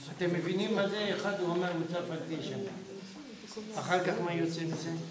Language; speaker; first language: Hebrew; non-native, fluent; French